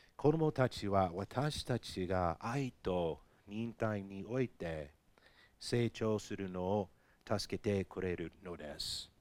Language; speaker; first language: Japanese; non-native, fluent; English